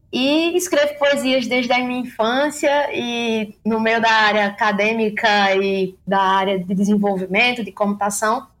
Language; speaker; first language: Portuguese; native; Portuguese